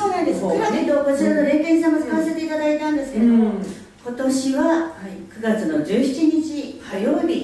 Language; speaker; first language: Japanese; native; Japanese